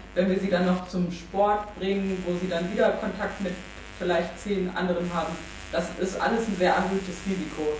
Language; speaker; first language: German; native; German